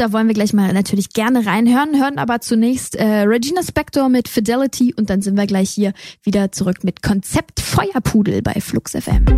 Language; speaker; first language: German; native; German